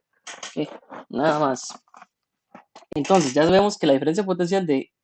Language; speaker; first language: Spanish; native; Spanish